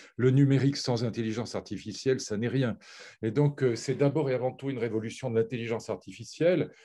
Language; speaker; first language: French; native; French